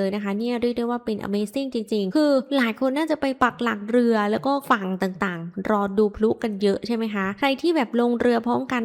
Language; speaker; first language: Thai; native; Thai